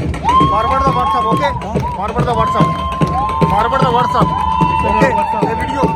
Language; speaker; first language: English; non-native, learner; Urdu